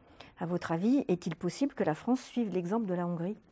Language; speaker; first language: French; native; French